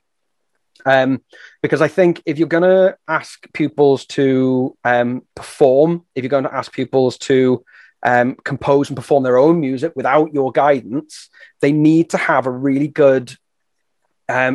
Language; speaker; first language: English; native; English